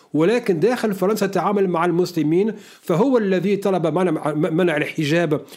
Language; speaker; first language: Arabic; early bilingual, heritage; Arabic